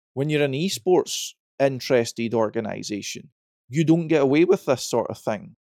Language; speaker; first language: English; native; English